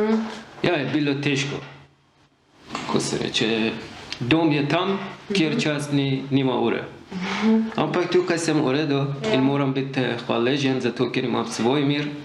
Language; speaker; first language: Slovenian; non-native, learner; Persian